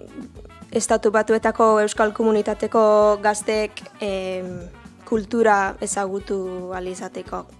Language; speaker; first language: Basque; non-native, learner; English